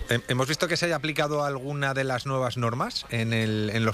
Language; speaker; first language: Spanish; native; Spanish